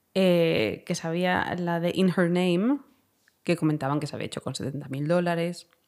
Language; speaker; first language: Spanish; native; Spanish